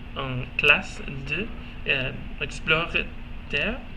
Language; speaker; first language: French; non-native, learner; English